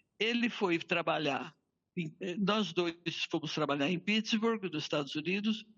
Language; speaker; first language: Portuguese; native; Portuguese